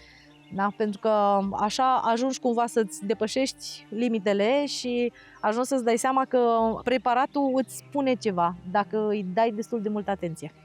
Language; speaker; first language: Romanian; native; Romanian